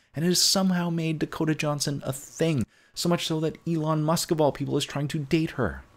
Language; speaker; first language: English; native; English